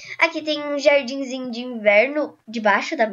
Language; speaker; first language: Portuguese; native; Portuguese